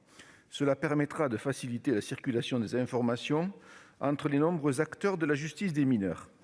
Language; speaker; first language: French; native; French